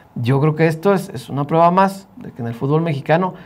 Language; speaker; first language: Spanish; native; Spanish